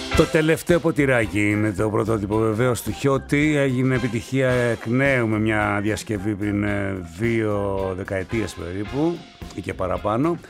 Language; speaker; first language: Greek; native; Greek